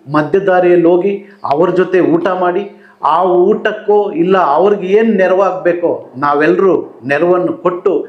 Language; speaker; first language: Kannada; native; Kannada